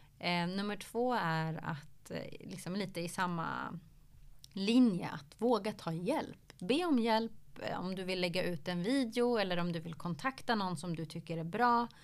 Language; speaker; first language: Swedish; early bilingual, other home language; Arabic